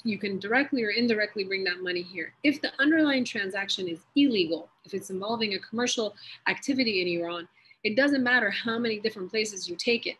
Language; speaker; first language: English; early bilingual, other home language; Persian